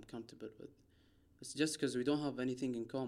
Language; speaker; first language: English; non-native, fluent; Arabic